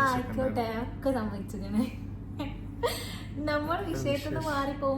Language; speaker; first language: Malayalam; native; Malayalam